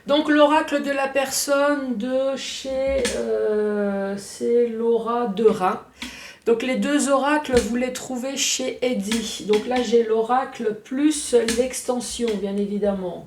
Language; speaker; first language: French; native; French